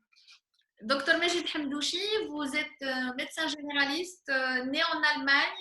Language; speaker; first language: French; non-native, local second language; Arabic